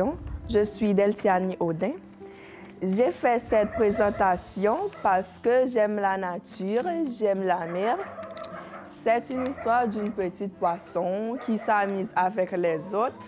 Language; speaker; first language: French; non-native, local second language; Haitian Creole